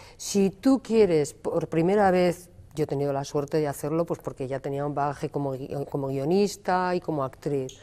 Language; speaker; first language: Spanish; native; Spanish